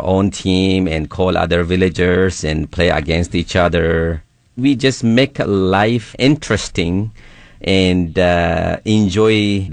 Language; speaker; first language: English; non-native, fluent; Sidamo